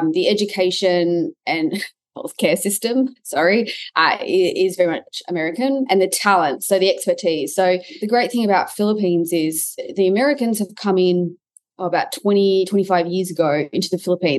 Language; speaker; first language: English; native; English